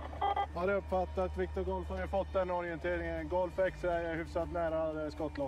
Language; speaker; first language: Swedish; native; Swedish